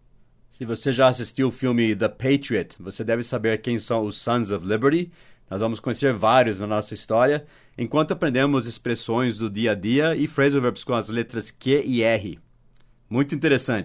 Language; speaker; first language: Portuguese; non-native, fluent; English